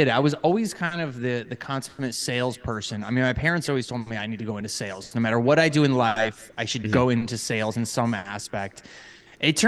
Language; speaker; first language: English; native; English